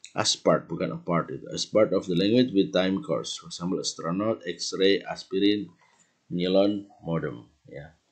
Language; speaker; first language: English; non-native, fluent; Indonesian